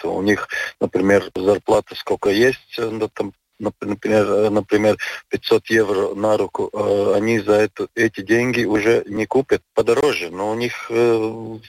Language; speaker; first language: Russian; non-native, local second language; Latvian